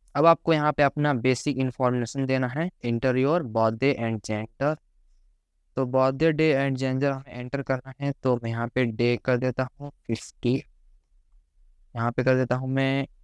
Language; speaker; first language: Hindi; native; Hindi